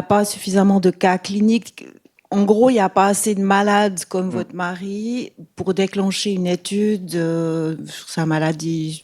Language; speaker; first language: French; native; French